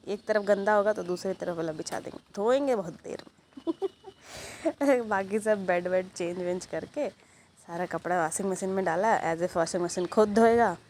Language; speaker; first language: Hindi; native; Hindi